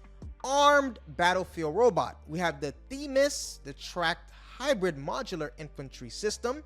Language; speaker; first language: English; native; English